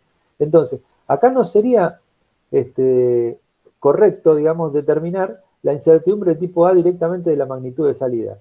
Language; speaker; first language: Spanish; native; Spanish